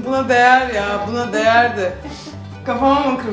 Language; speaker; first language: Turkish; native; Turkish